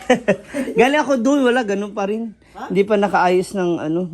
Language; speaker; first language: Filipino; non-native, local second language; Cebuano